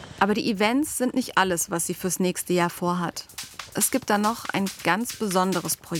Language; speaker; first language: German; native; German